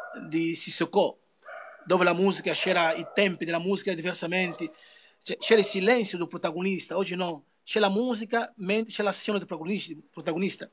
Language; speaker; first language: Italian; non-native, learner; Portuguese